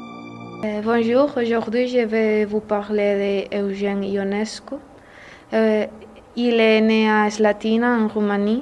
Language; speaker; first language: French; non-native, learner; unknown